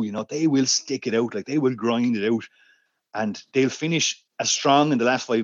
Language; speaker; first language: English; native; English